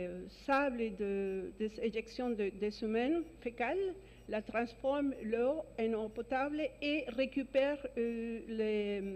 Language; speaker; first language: French; non-native, fluent; Spanish